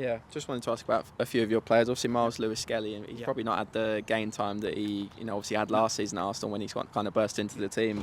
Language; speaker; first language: English; native; English